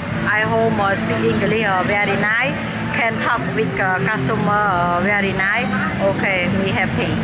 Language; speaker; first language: English; non-native, learner; Khmer